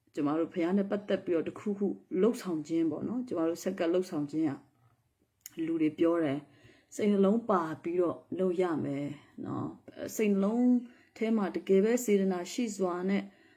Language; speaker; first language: Burmese; non-native, local second language; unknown